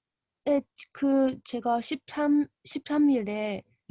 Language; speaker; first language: Korean; non-native, learner; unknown